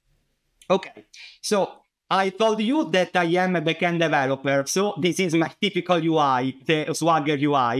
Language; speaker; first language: English; non-native, fluent; Italian